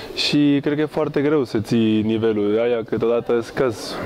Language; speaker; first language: Romanian; non-native, fluent; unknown